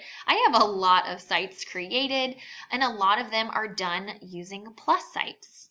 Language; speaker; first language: English; native; English